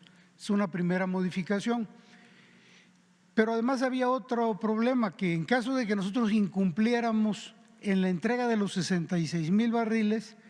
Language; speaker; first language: Spanish; native; Spanish